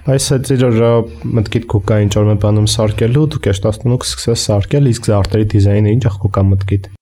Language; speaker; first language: Armenian; native; Armenian